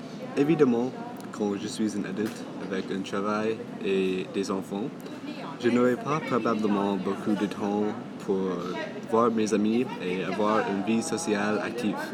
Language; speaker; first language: French; non-native, local second language; English